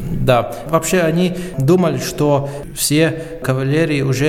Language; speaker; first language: Russian; non-native, local second language; Latvian